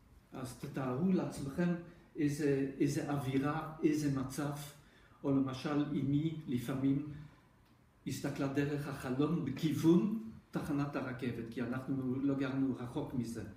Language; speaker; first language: Hebrew; non-native, fluent; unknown